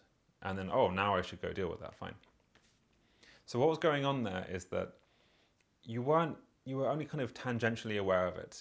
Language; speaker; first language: English; native; English